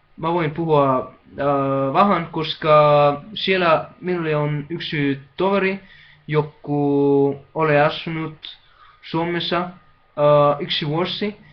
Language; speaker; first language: Finnish; non-native, learner; Spanish